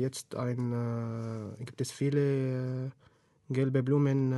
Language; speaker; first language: German; non-native, learner; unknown